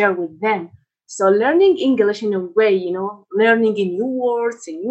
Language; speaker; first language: English; non-native, fluent; Arabic